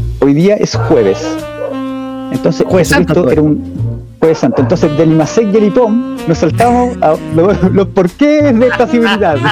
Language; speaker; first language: Spanish; native; Spanish